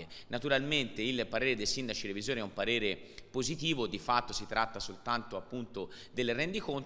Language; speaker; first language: Italian; native; Italian